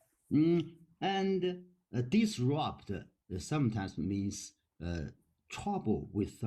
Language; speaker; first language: English; non-native, learner; Chinese